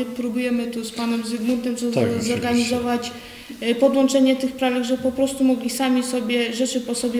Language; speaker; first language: Polish; non-native, fluent; Ukrainian